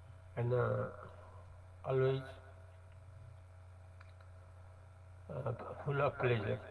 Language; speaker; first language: English; non-native, learner; Nepali